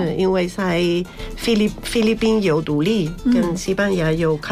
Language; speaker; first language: Chinese; non-native, learner; Spanish